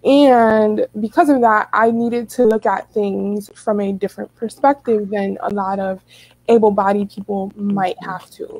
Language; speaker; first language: English; native; English